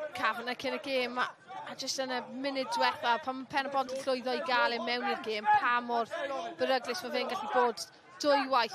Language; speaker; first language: Welsh; native; Welsh